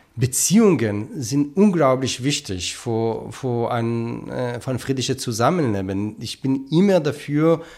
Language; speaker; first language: German; non-native, fluent; Hebrew